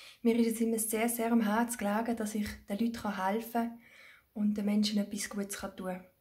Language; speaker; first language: German; native; German